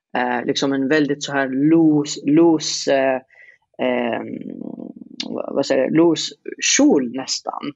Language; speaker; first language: Swedish; non-native, fluent; Arabic